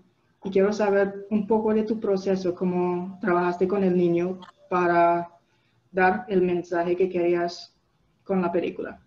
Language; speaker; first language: Spanish; non-native, fluent; English